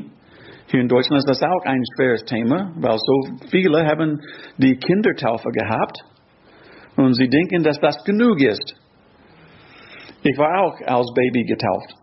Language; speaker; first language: German; non-native, fluent; English